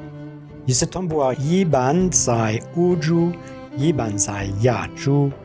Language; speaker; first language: Chinese; non-native, learner; French